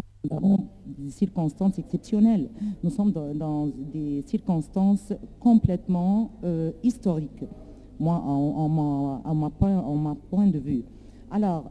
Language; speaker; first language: French; non-native, learner; Arabic